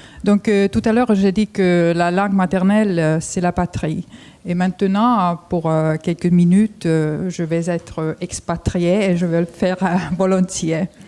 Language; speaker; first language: French; non-native, fluent; Finnish